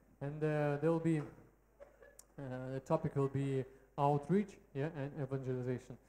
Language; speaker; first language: English; non-native, fluent; Russian